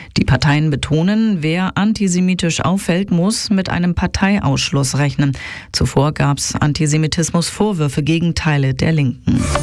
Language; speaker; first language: German; native; German